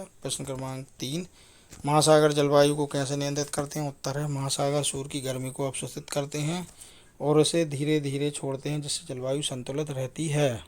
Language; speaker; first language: Hindi; native; Hindi